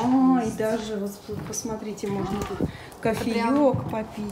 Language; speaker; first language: Russian; native; Russian